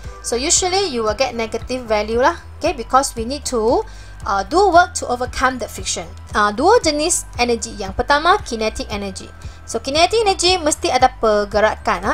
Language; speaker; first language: English; non-native, local second language; Malay